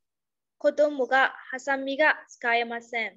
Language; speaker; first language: Japanese; non-native, learner; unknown